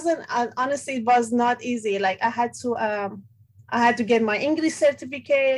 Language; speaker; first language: English; non-native, fluent; Persian